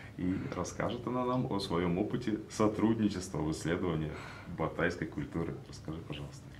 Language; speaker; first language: Russian; native; Russian